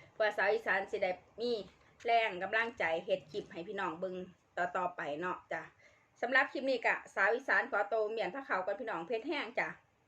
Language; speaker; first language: Thai; native; Thai